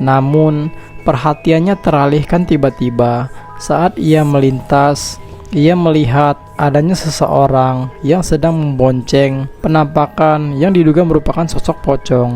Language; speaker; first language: Indonesian; native; Indonesian